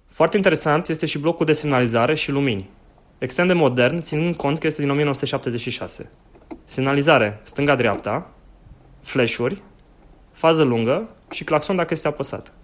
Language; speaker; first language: Romanian; native; Romanian